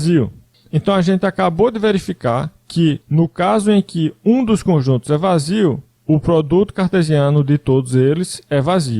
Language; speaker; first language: Portuguese; native; Portuguese